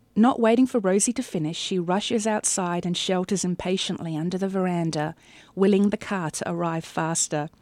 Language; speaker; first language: English; native; English